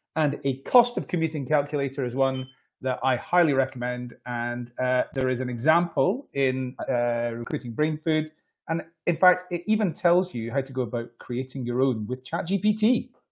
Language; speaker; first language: English; native; English